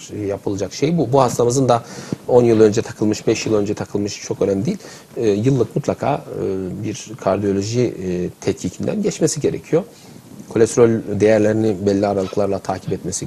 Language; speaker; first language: Turkish; native; Turkish